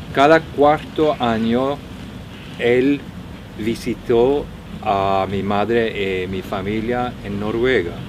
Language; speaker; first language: Spanish; non-native, fluent; Norwegian